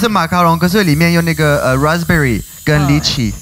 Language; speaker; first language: Chinese; non-native, fluent; French